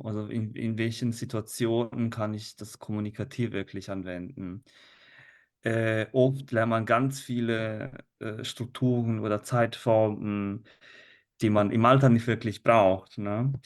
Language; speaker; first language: German; non-native, fluent; Italian